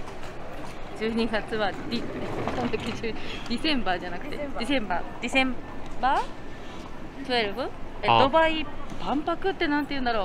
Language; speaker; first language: Japanese; native; Japanese